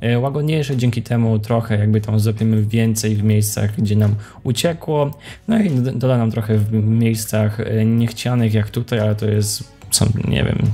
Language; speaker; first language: Polish; native; Polish